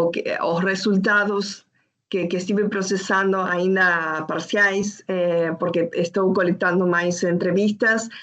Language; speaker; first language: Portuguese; non-native, learner; Spanish